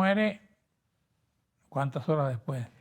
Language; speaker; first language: Spanish; native; Spanish